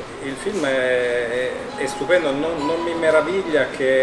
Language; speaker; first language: Italian; native; Italian